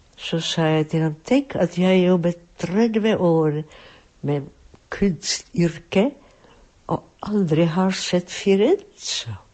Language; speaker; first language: Norwegian; non-native, fluent; Czech